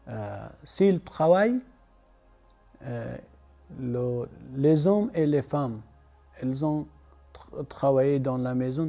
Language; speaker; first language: French; non-native, learner; Persian